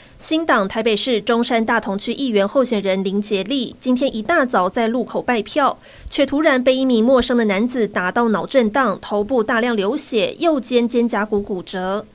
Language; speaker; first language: Chinese; native; Chinese